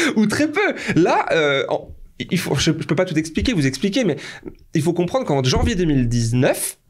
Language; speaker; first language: French; native; French